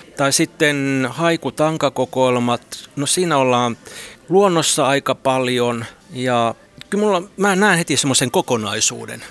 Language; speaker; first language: Finnish; native; Finnish